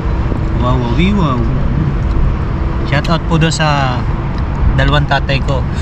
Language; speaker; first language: Filipino; native; Filipino